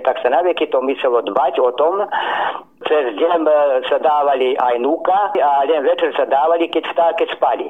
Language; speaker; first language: Slovak; native; Slovak